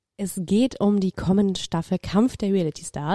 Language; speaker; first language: German; native; German